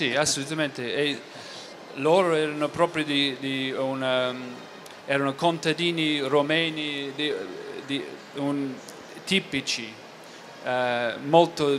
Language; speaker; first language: Italian; non-native, fluent; English